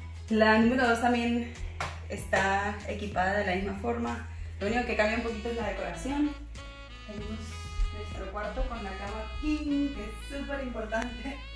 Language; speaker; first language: Spanish; native; Spanish